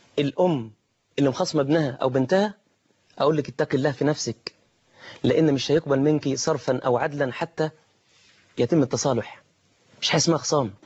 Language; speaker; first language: Arabic; native; Arabic